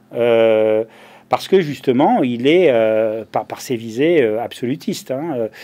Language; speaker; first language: French; native; French